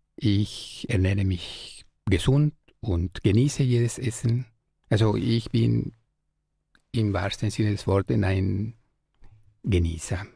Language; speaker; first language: German; non-native, fluent; Spanish